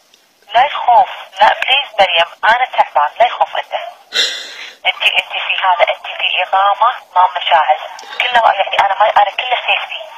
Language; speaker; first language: Arabic; non-native, learner; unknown